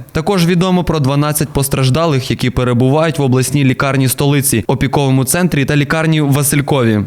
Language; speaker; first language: Ukrainian; native; Ukrainian